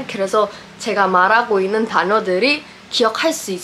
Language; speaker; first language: Korean; non-native, fluent; English